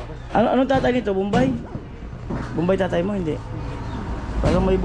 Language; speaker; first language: Filipino; native; Filipino